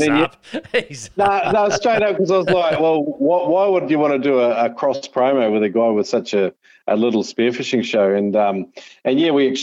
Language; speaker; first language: English; native; English